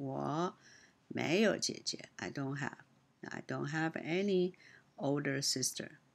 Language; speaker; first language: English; non-native, learner; Chinese